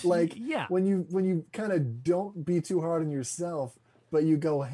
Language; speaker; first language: English; native; English